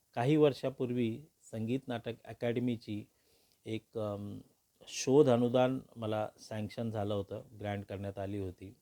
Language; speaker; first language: Marathi; non-native, local second language; Hindi